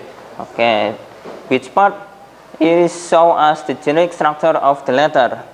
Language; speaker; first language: English; non-native, fluent; Indonesian